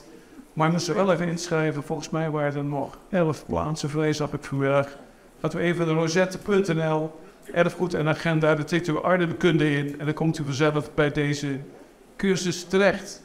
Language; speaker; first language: Dutch; native; Dutch